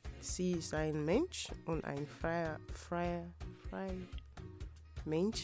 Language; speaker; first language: German; non-native, learner; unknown